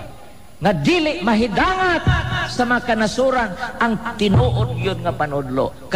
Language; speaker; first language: Cebuano; native; Cebuano